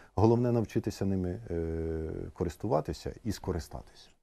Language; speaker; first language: Ukrainian; native; Ukrainian